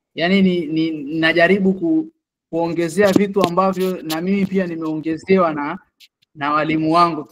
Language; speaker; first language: Swahili; native; Swahili